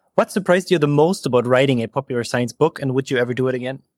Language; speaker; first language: English; non-native, fluent; German